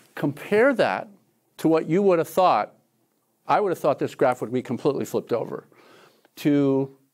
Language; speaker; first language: English; native; English